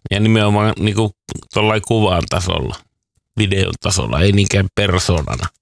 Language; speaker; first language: Finnish; native; Finnish